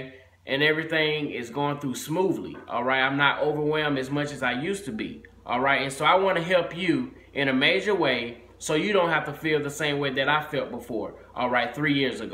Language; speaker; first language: English; native; English